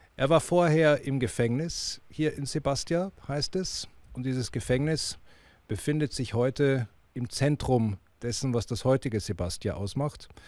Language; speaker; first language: German; native; German